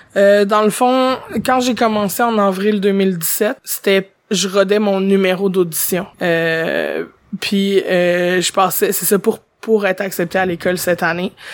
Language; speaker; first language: French; native; French